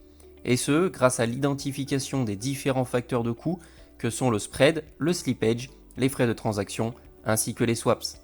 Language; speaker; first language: French; native; French